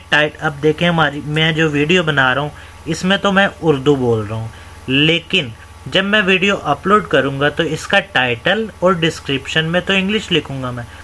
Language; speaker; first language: Urdu; non-native, local second language; Punjabi